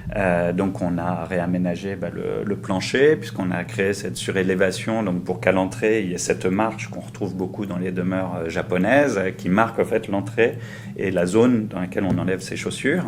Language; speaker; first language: French; native; French